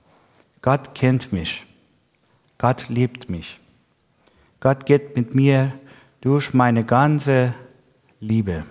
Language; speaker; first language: German; non-native, learner; Persian